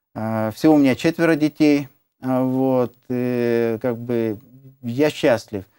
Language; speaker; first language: Russian; native; Russian